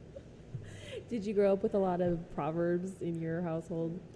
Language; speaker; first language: English; native; English